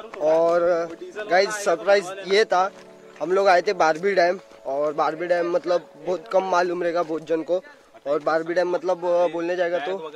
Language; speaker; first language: Hindi; non-native, local second language; Marathi